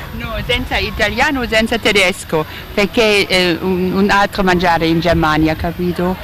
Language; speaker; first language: Italian; non-native, learner; German